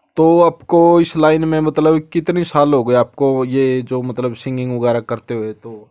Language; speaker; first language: Hindi; native; Hindi